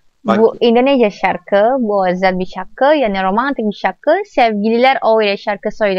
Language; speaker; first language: Turkish; non-native, learner; Indonesian